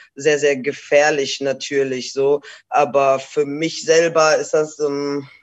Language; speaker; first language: German; early bilingual, other home language; Portuguese